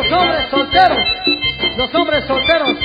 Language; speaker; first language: Spanish; native; Spanish